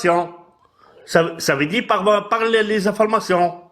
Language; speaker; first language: French; non-native, learner; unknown